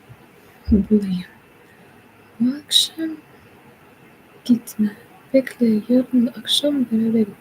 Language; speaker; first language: Turkish; non-native, learner; English